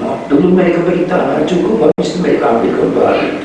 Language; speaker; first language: Indonesian; non-native, fluent; Hungarian